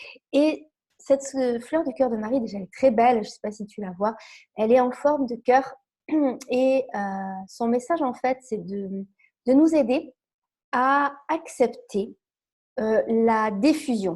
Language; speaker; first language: French; native; French